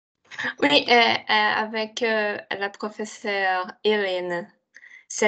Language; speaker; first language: French; non-native, learner; Portuguese